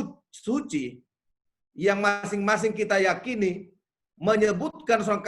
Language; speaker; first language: Indonesian; native; Indonesian